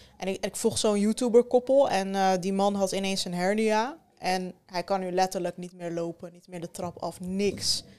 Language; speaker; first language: Dutch; early bilingual, other home language; Turkish